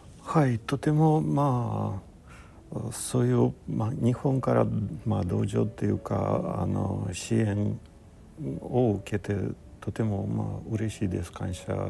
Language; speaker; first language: Japanese; non-native, fluent; Russian